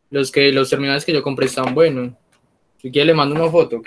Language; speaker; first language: Spanish; native; Spanish